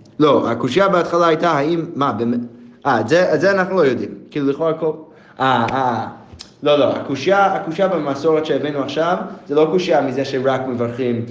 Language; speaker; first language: Hebrew; non-native, fluent; English